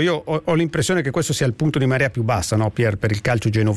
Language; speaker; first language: Italian; native; Italian